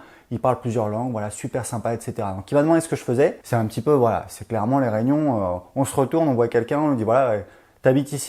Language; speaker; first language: French; native; French